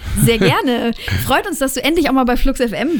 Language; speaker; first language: German; native; German